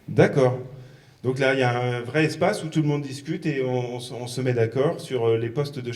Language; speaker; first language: French; native; French